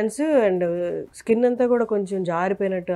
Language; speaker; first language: Telugu; native; Telugu